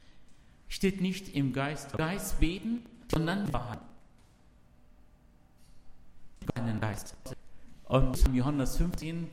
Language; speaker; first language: German; non-native, learner; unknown